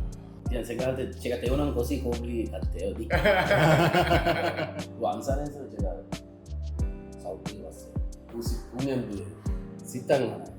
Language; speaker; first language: Korean; non-native, fluent; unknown